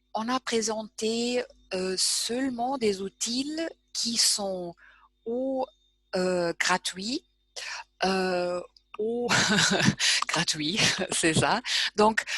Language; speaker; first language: French; non-native, fluent; German